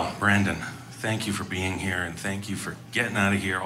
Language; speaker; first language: English; native; English